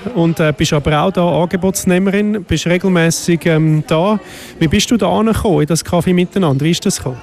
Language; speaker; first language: German; native; German